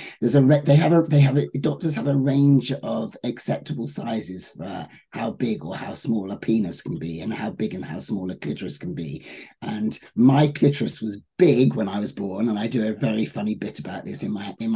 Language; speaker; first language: English; native; English